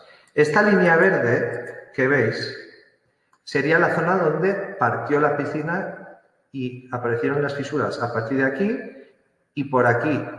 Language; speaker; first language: Spanish; native; Spanish